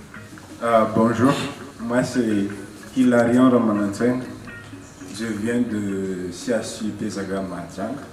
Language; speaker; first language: French; non-native, local second language; Malagasy